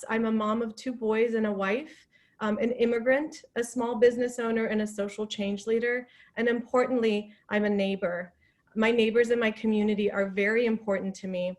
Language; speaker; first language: English; non-native, fluent; Persian